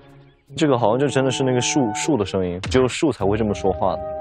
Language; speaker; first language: Chinese; native; Chinese